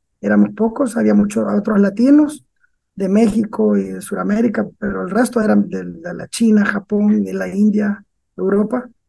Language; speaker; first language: Spanish; native; Spanish